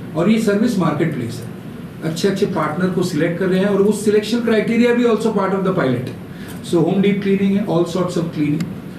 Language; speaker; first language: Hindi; non-native, local second language; Bangla